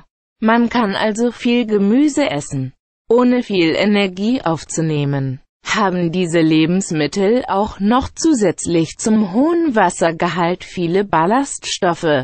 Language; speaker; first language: German; native; German